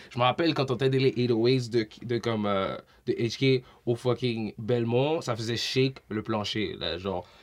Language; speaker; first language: French; native; French